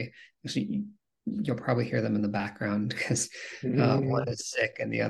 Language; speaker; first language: English; native; English